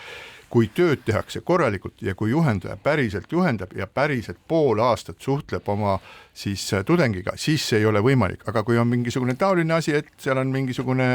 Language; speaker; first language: Estonian; native; Estonian